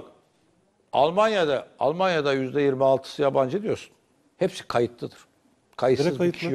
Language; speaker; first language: Turkish; native; Turkish